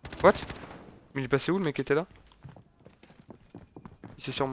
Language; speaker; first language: French; native; French